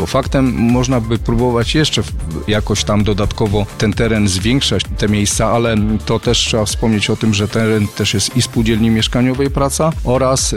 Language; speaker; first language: Polish; native; Polish